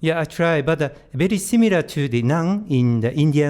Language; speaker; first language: English; non-native, learner; Japanese